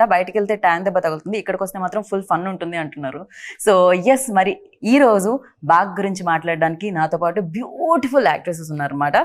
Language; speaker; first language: Telugu; native; Telugu